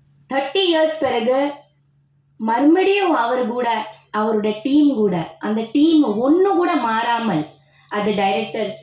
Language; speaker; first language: Tamil; non-native, fluent; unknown